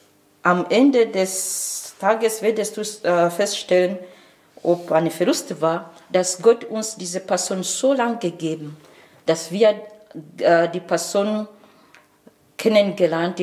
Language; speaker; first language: German; non-native, learner; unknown